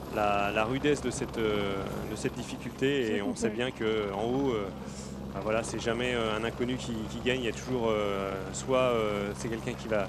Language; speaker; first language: French; native; French